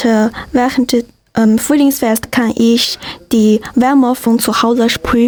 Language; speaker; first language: German; non-native, learner; Chinese